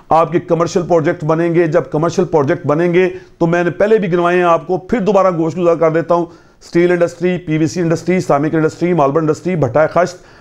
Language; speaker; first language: Urdu; non-native, local second language; Punjabi